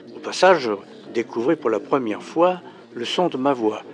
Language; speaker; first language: French; native; French